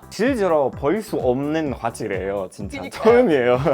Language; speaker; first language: Korean; non-native, learner; Polish